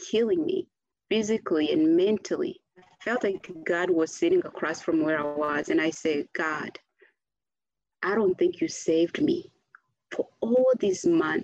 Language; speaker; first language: English; non-native, local second language; Kinyarwanda